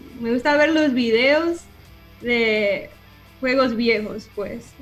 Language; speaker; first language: Spanish; early bilingual, heritage; English